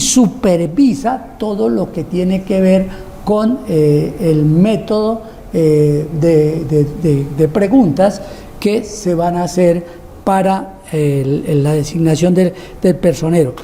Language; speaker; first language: Spanish; native; Spanish